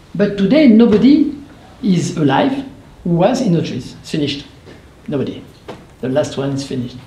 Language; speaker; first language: English; non-native, fluent; French